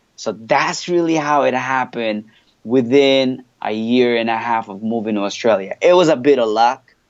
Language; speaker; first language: English; non-native, fluent; French